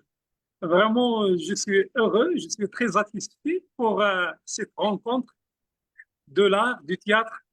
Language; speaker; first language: French; non-native, fluent; Arabic